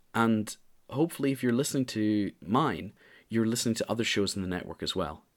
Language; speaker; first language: English; native; English